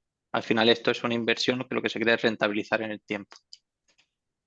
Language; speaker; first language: Spanish; native; Spanish